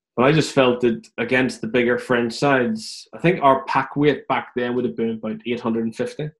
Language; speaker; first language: English; native; English